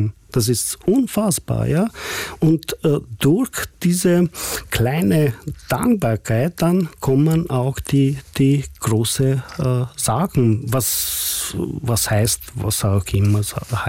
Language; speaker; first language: German; non-native, fluent; Hungarian